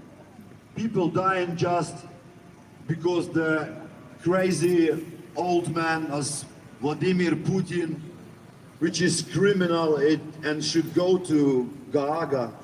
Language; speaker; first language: English; non-native, learner; Ukrainian